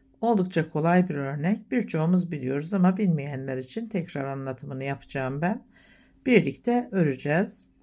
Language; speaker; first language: Turkish; native; Turkish